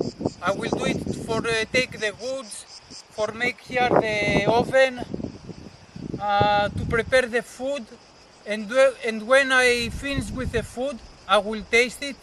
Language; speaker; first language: English; non-native, learner; Greek